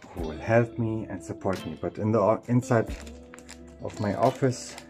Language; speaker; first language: English; non-native, fluent; German